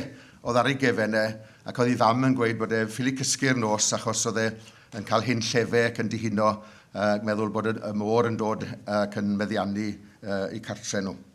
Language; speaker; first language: Welsh; native; Welsh